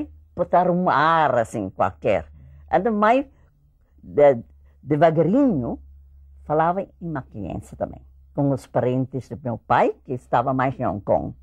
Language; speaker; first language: Portuguese; early bilingual, heritage; English